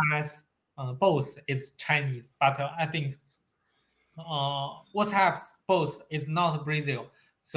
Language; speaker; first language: English; non-native, learner; Chinese